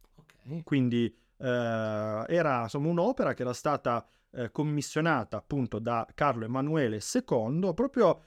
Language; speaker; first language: Italian; native; Italian